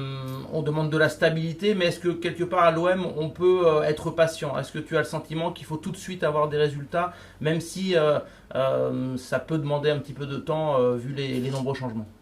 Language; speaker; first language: French; native; French